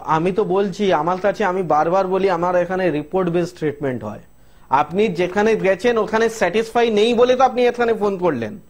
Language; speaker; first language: Bangla; non-native, local second language; Hindi